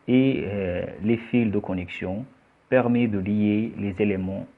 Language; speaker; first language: French; non-native, local second language; Arabic